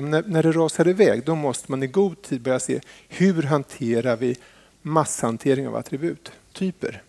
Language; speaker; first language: Swedish; native; Swedish